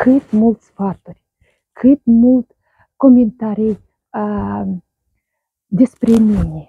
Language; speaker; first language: Romanian; non-native, learner; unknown